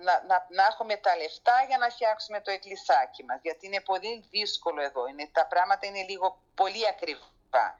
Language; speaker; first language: Greek; early bilingual, heritage; Greek